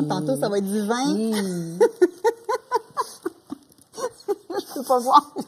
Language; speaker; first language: French; native; French